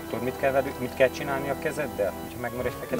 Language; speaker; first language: Hungarian; native; Hungarian